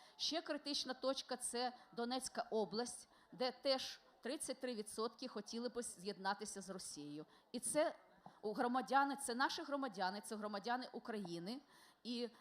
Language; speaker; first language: Ukrainian; non-native, local second language; Russian